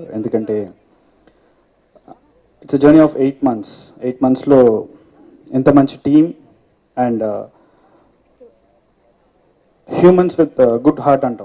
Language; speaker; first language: Telugu; native; Telugu